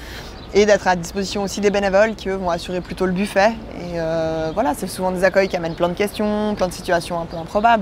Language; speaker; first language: French; native; French